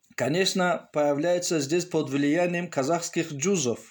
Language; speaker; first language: Russian; non-native, local second language; Tajik